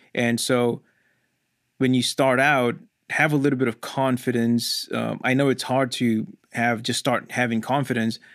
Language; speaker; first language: English; non-native, local second language; Hindi